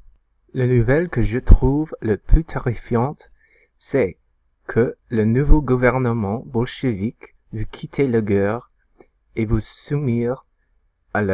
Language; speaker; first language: French; non-native, learner; English